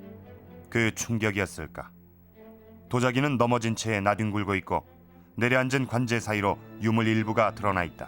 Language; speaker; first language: Korean; native; Korean